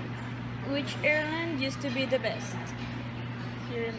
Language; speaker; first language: English; non-native, learner; Spanish